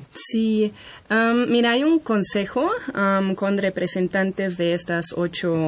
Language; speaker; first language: Spanish; non-native, fluent; German